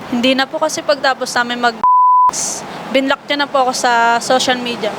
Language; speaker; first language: Filipino; native; Filipino